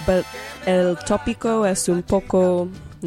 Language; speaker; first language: Spanish; non-native, local second language; English